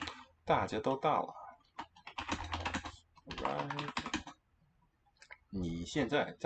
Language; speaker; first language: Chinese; non-native, learner; English